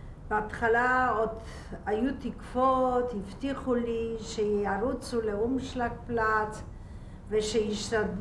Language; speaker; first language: Hebrew; non-native, fluent; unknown